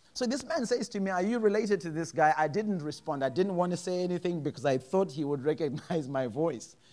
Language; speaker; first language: English; non-native, local second language; Shona